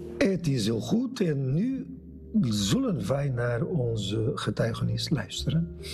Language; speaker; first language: Dutch; non-native, fluent; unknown